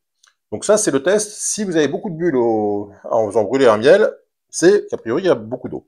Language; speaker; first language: French; native; French